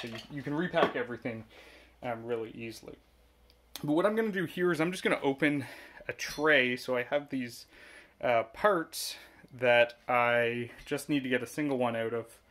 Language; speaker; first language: English; native; English